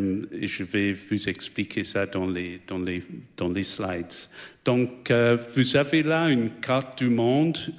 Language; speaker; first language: French; non-native, fluent; English